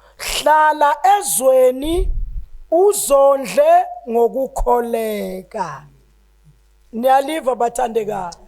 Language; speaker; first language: Zulu; non-native, local second language; Swati